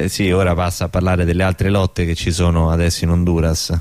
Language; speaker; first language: Italian; native; Italian